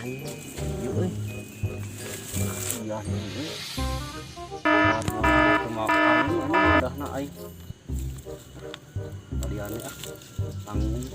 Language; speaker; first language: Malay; non-native, local second language; Sundanese